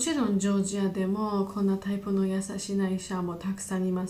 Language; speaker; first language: Japanese; non-native, learner; Georgian